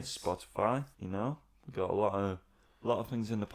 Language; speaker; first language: English; native; English